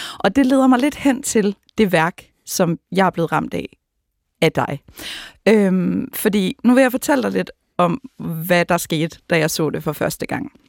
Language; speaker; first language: Danish; native; Danish